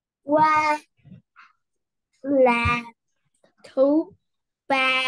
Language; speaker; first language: Vietnamese; early bilingual, heritage; Vietnamese